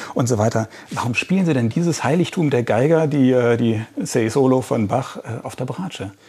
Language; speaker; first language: German; native; German